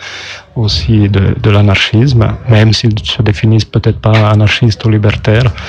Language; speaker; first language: French; non-native, local second language; German